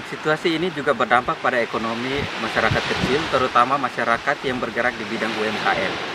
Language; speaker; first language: Indonesian; non-native, local second language; Tetum